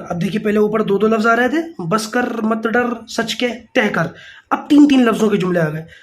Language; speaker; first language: Urdu; native; Urdu